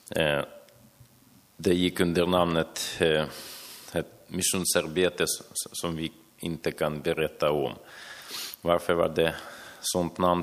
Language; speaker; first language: Swedish; non-native, fluent; Ukrainian